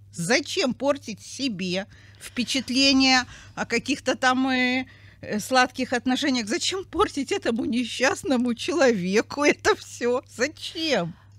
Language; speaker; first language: Russian; native; Russian